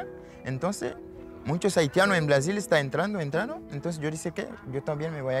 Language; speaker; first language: Spanish; non-native, learner; Haitian Creole